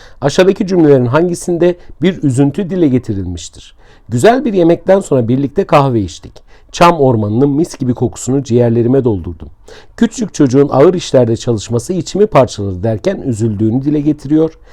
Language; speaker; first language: Turkish; native; Turkish